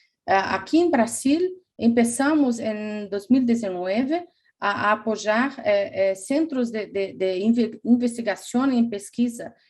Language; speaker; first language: Spanish; non-native, fluent; Portuguese